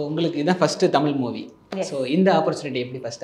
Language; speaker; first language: Tamil; native; Tamil